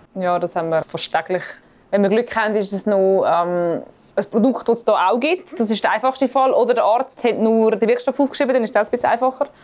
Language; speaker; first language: German; native; German